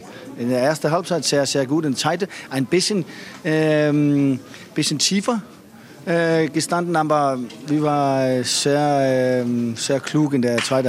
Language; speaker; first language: German; non-native, fluent; Danish